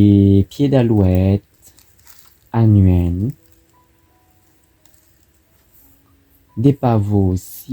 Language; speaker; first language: French; non-native, fluent; Thai